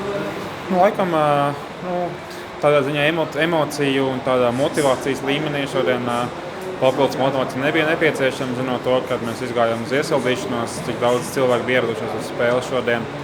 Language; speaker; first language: Latvian; native; Latvian